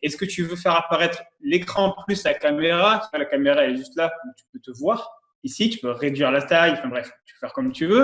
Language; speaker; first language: French; native; French